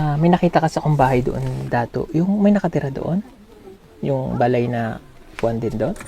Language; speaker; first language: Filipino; non-native, local second language; Cebuano